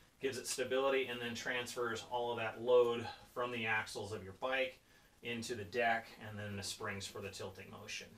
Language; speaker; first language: English; native; English